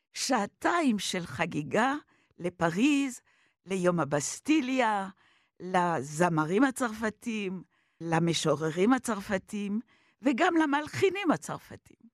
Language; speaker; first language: Hebrew; non-native, fluent; French